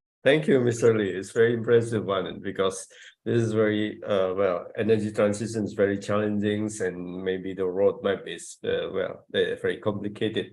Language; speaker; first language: English; non-native, fluent; Indonesian